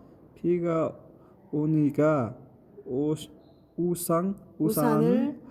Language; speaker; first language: Korean; non-native, fluent; Mongolian